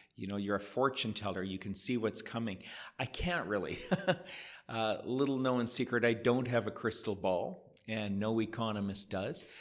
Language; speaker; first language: English; native; English